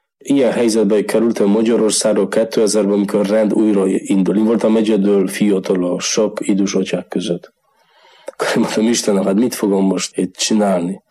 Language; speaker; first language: Hungarian; non-native, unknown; Polish